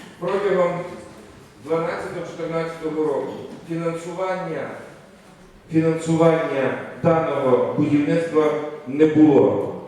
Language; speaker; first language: Ukrainian; native; Ukrainian